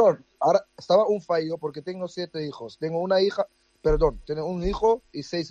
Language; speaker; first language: Spanish; non-native, fluent; Dutch